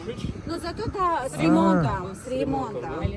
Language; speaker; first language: Russian; non-native, local second language; Kazakh